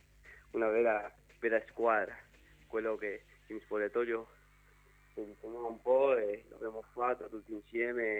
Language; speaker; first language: Italian; non-native, learner; Spanish